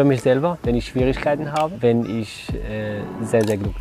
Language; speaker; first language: German; non-native, learner; Kurdish